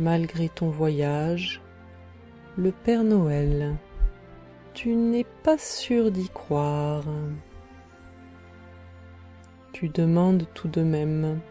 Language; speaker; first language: French; native; French